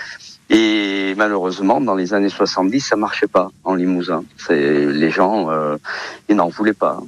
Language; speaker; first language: French; early bilingual, other home language; Portuguese